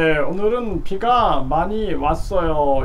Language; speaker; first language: Korean; non-native, fluent; Vietnamese